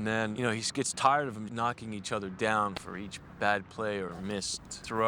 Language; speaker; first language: English; native; English